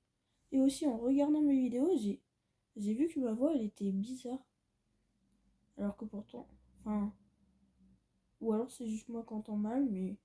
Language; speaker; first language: French; native; French